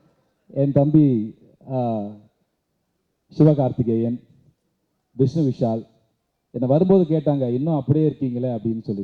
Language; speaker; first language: Tamil; native; Tamil